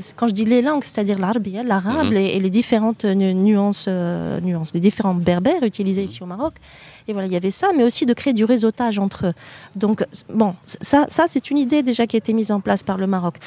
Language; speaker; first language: French; native; French